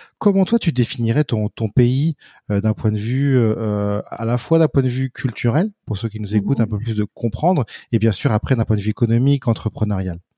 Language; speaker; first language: French; native; French